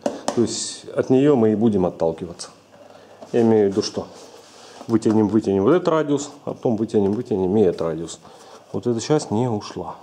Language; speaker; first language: Russian; native; Russian